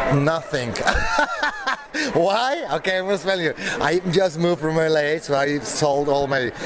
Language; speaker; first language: English; non-native, fluent; Spanish